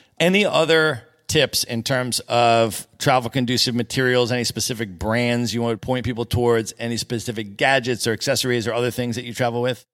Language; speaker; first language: English; native; English